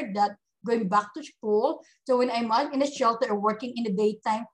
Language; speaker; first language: English; non-native, local second language; Hiligaynon